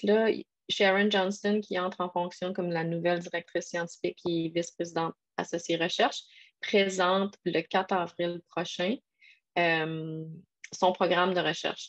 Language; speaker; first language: French; native; French